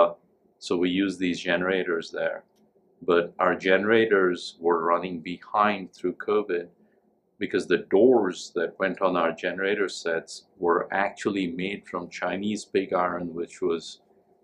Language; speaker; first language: English; non-native, local second language; Hindi